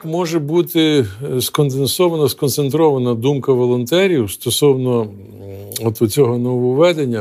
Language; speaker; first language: Ukrainian; native; Ukrainian